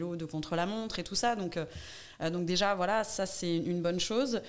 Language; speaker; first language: French; native; French